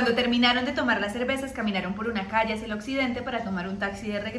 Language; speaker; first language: Spanish; native; Spanish